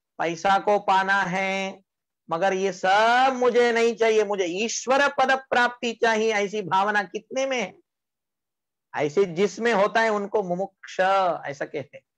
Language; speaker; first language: Hindi; non-native, local second language; Marathi